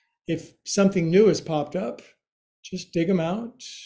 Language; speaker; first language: English; native; English